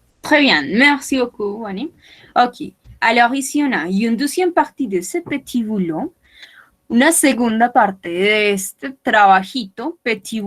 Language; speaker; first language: French; non-native, fluent; Spanish